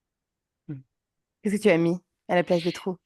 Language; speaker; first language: French; native; French